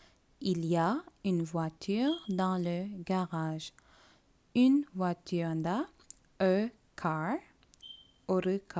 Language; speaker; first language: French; non-native, fluent; Tamil